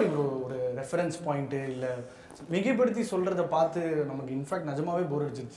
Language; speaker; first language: Tamil; native; Tamil